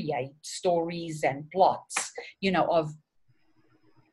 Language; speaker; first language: English; non-native, fluent; Portuguese